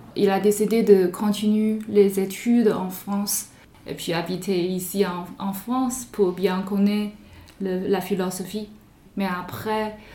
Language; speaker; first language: French; non-native, fluent; Chinese